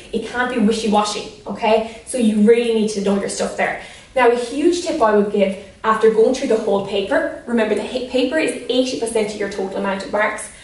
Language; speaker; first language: English; native; English